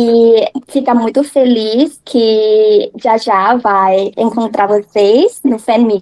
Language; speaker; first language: Portuguese; non-native, learner; Thai